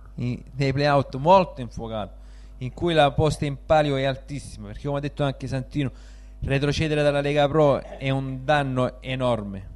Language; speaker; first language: Italian; native; Italian